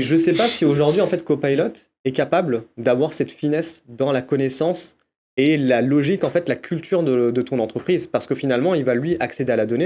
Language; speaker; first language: French; native; French